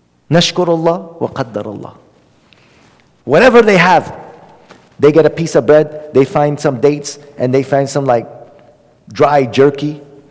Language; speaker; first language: English; native; English